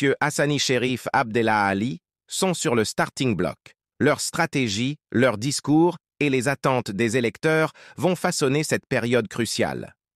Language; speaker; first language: French; non-native, local second language; Arabic